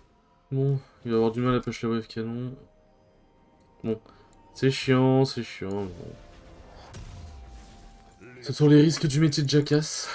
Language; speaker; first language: French; native; French